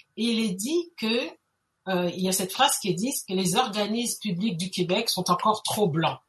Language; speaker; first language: French; native; French